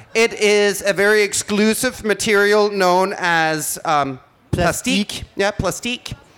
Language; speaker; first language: English; non-native, fluent; Danish